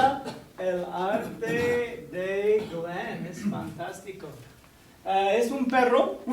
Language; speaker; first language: Spanish; non-native, fluent; English